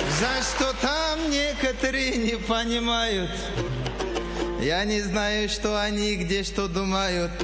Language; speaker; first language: Russian; non-native, local second language; Kyrgyz